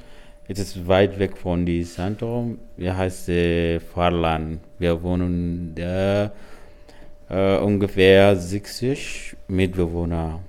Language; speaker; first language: German; non-native, learner; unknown